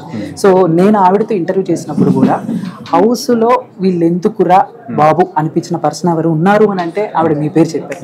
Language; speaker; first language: Telugu; native; Telugu